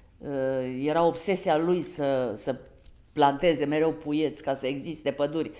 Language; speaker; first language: Romanian; native; Romanian